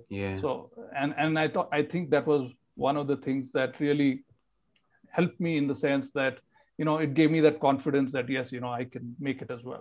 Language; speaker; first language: English; non-native, local second language; Kannada